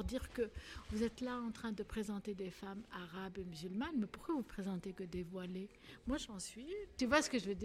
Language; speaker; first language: French; non-native, local second language; Arabic